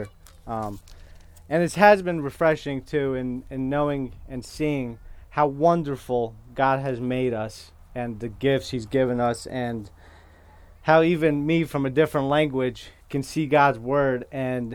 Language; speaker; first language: English; non-native, fluent; Kurdish